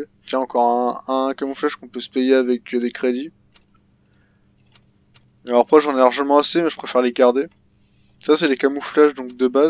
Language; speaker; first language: French; native; French